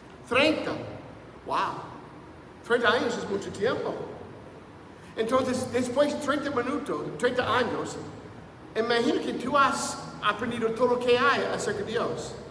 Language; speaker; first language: Spanish; non-native, fluent; English